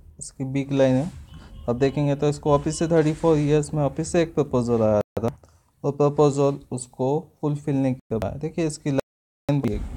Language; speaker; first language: Hindi; non-native, local second language; Marathi